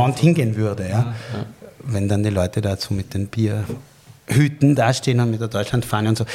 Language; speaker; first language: German; native; German